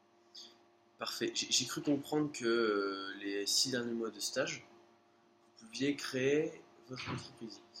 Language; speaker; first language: French; native; French